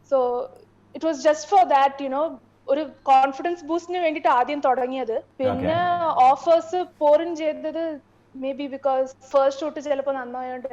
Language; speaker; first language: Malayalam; early bilingual, heritage; Malayalam